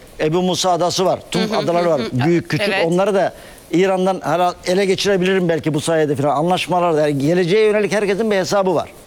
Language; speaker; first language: Turkish; native; Turkish